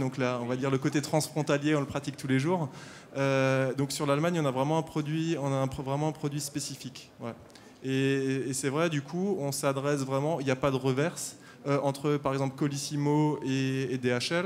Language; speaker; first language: French; native; French